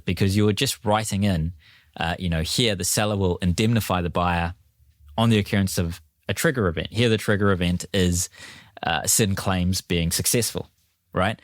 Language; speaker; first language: English; native; English